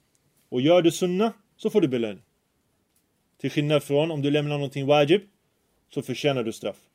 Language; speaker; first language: Swedish; early bilingual, other home language; Arabic